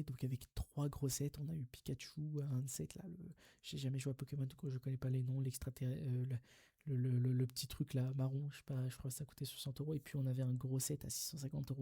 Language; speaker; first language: French; native; French